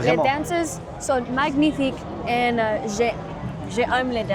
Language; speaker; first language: French; non-native, learner; English